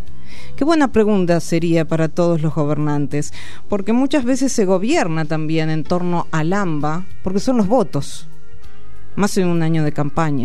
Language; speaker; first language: Spanish; native; Spanish